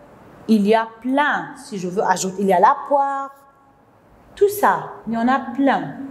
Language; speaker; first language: French; non-native, local second language; Arabic